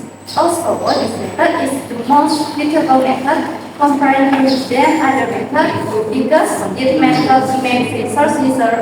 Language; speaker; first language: English; non-native, learner; Indonesian